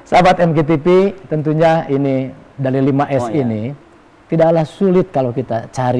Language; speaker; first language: Indonesian; native; Indonesian